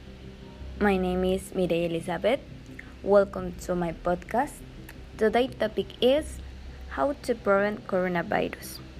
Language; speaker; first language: English; non-native, learner; Spanish